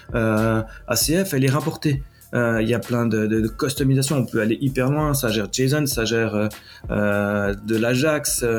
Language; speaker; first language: French; native; French